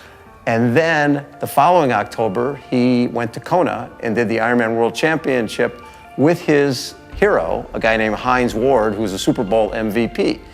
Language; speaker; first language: English; native; English